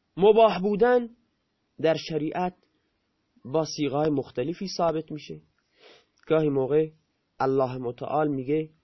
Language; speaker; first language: Persian; non-native, local second language; Baluchi